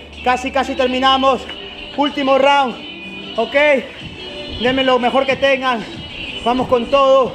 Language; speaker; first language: Spanish; early bilingual, heritage; Spanish